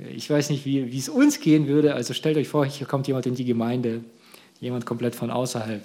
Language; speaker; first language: German; early bilingual, other home language; Russian